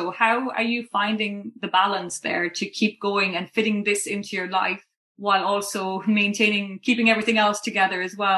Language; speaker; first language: English; native; English